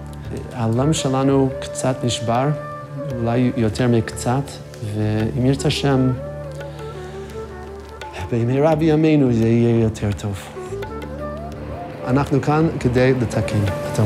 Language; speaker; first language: Hebrew; non-native, fluent; English